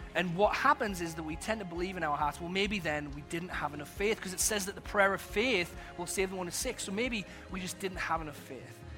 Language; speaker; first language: English; native; English